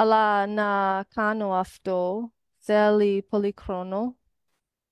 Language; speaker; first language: Greek; non-native, learner; English